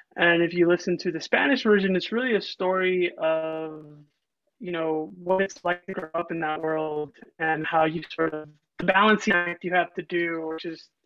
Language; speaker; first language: English; early bilingual, other home language; Spanish